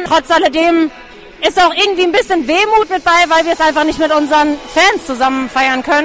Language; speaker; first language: German; native; German